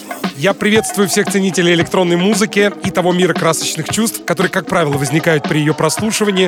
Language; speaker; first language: Russian; native; Russian